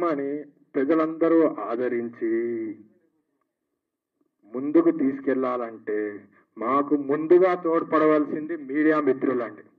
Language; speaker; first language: Telugu; native; Telugu